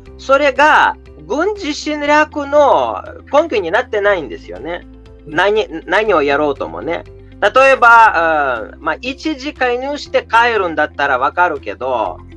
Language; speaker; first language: Japanese; non-native, fluent; Russian